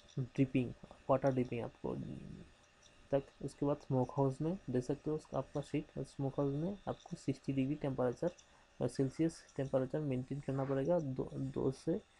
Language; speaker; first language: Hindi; non-native, local second language; Bangla